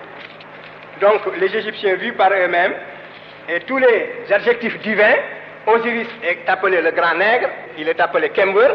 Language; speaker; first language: French; non-native, local second language; Wolof